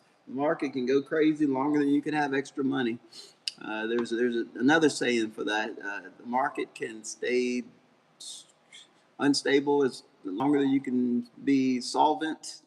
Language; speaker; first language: English; native; English